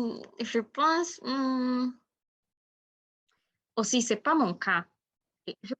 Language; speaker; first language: French; non-native, learner; Spanish